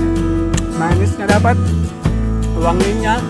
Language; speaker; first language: Indonesian; non-native, local second language; Batak Toba